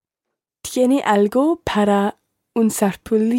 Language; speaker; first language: Spanish; non-native, learner; English